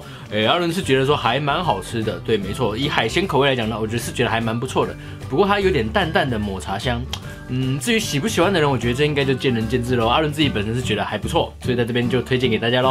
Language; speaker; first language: Chinese; native; Chinese